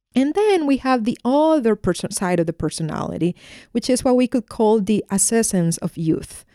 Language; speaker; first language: English; non-native, fluent; Spanish